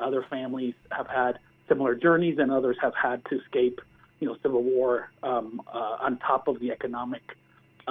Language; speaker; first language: English; early bilingual, other home language; Spanish